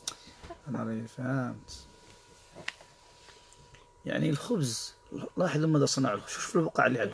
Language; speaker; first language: Arabic; native; Arabic